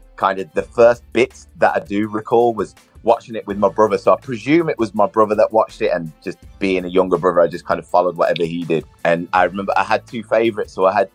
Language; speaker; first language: English; native; English